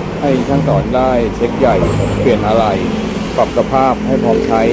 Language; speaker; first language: Thai; native; Thai